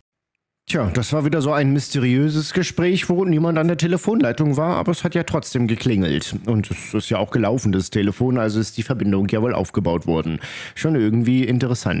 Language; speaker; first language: German; native; German